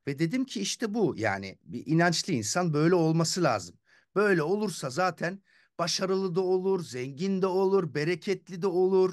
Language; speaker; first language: Turkish; early bilingual, heritage; Turkish